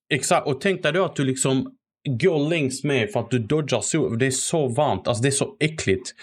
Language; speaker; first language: Swedish; early bilingual, other home language; Arabic